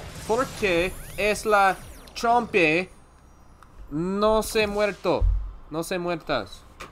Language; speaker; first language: Spanish; non-native, learner; English